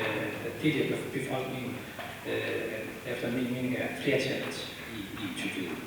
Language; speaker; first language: Danish; non-native, fluent; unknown